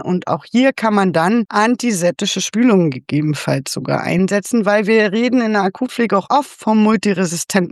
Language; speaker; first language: German; native; German